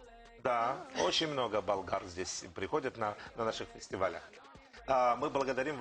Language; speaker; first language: Russian; non-native, local second language; Romanian